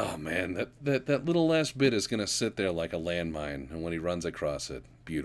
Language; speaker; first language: English; native; English